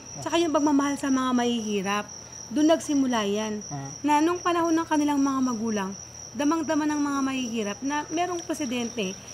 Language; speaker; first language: Filipino; native; Filipino